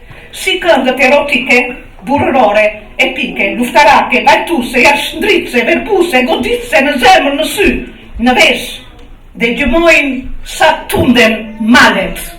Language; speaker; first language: Albanian; native; Albanian